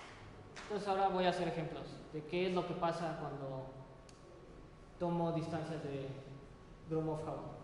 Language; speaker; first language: Spanish; native; Spanish